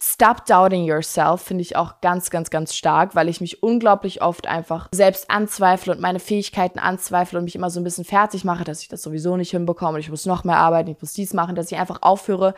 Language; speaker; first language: German; native; German